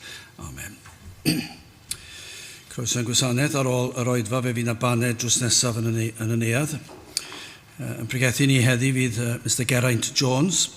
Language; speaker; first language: Welsh; native; Welsh